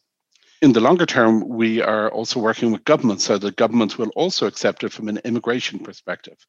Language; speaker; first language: English; native; English